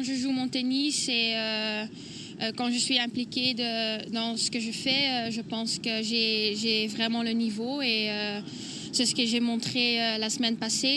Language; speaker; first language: French; non-native, local second language; Dutch